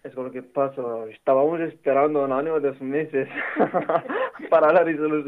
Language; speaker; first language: Spanish; non-native, learner; Arabic